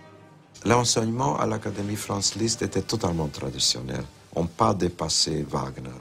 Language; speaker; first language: French; non-native, fluent; Hungarian